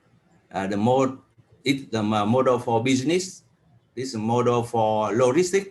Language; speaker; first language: English; non-native, learner; Vietnamese